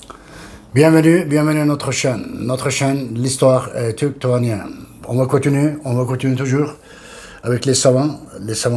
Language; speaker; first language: French; non-native, learner; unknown